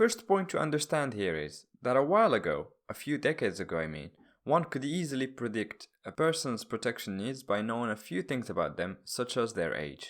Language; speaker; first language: English; non-native, fluent; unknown